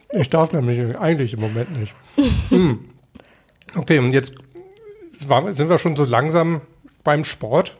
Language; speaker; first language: German; native; German